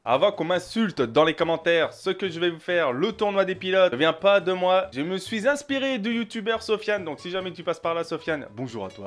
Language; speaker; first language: French; native; French